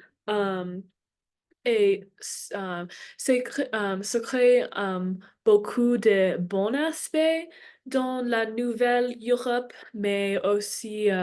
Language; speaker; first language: French; non-native, learner; English